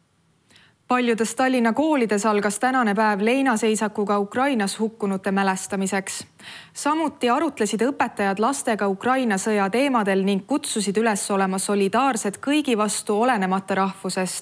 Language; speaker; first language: Estonian; native; Estonian